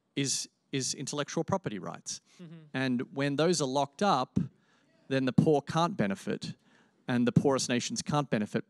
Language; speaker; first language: English; native; English